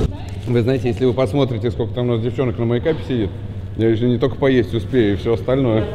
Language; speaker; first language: Russian; native; Russian